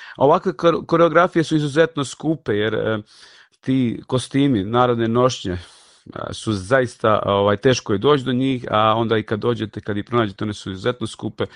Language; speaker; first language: Serbian; native; Serbian